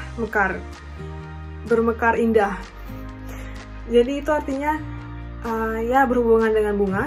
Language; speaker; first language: Indonesian; non-native, fluent; Japanese